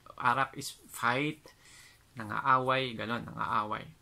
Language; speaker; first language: Filipino; non-native, local second language; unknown